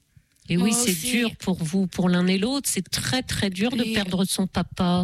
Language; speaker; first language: French; native; French